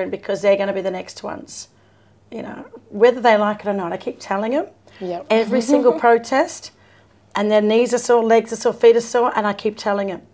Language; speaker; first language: English; native; English